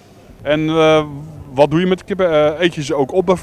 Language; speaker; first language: Dutch; native; Dutch